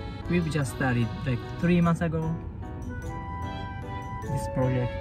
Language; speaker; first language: English; non-native, fluent; Japanese